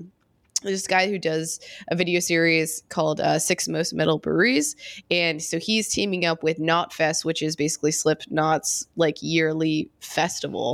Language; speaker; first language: English; native; English